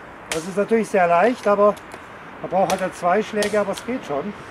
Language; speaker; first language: German; native; German